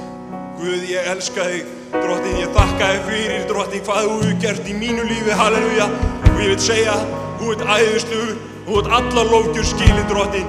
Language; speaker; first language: Icelandic; native; Icelandic